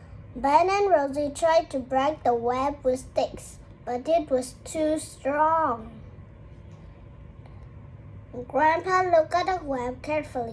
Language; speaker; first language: English; non-native, learner; Vietnamese